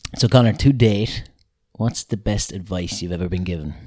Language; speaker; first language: English; native; English